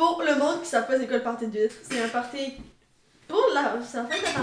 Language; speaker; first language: French; native; French